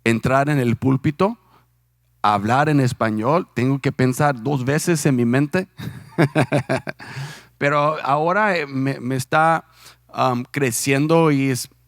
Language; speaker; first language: Spanish; non-native, fluent; English